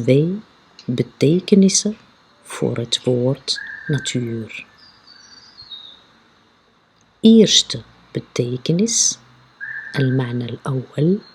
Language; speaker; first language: Dutch; non-native, fluent; Arabic